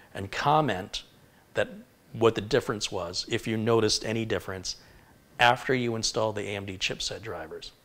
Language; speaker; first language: English; native; English